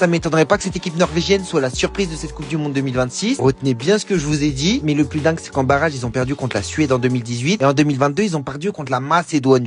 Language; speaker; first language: French; native; French